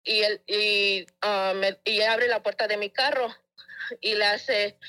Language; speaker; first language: Spanish; early bilingual, heritage; Spanish